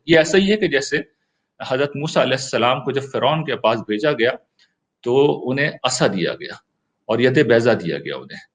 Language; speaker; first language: Urdu; native; Urdu